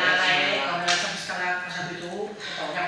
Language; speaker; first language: Basque; native; Basque